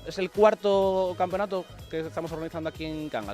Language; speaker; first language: Spanish; native; Spanish